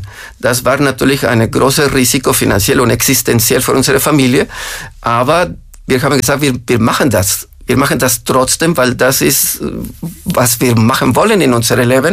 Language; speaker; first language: German; non-native, fluent; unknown